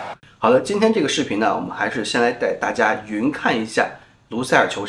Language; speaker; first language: Chinese; native; Chinese